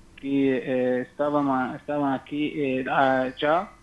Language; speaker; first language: Spanish; non-native, learner; Hebrew